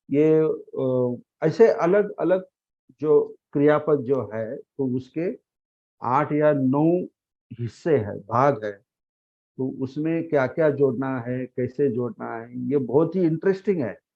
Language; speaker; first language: Hindi; non-native, local second language; Marathi